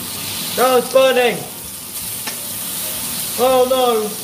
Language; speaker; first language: English; native; English